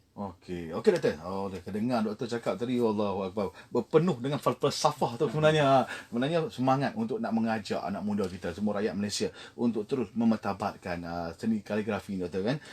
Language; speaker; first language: Malay; native; Malay